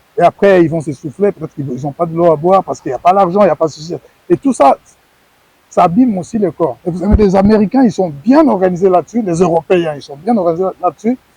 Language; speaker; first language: French; non-native, local second language; Lingala